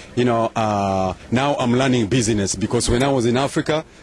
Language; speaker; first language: English; non-native, local second language; Luo (Kenya and Tanzania)